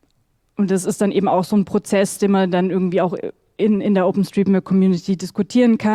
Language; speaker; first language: German; native; German